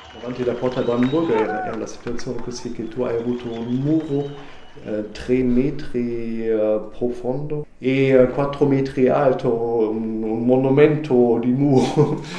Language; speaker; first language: Italian; non-native, learner; German